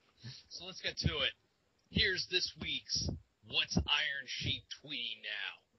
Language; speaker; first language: English; native; English